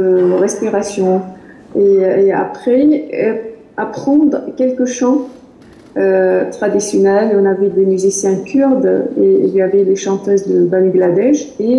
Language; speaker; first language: French; non-native, fluent; Arabic